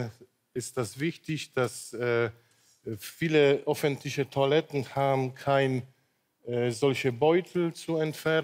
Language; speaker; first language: German; non-native, local second language; Polish